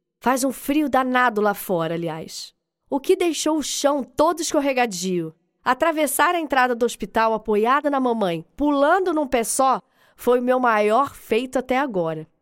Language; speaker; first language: Portuguese; native; Portuguese